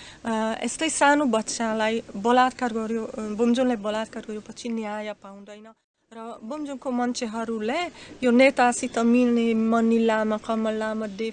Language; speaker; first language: Nepali; non-native, learner; Slovak